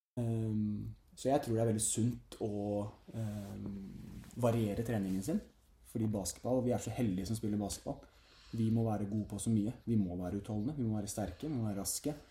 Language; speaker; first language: Norwegian; native; Norwegian